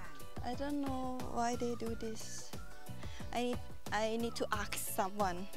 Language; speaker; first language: English; non-native, learner; Thai